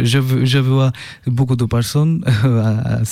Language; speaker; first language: French; non-native, learner; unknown